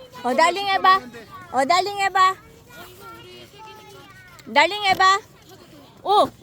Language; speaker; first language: Korean; non-native, learner; Filipino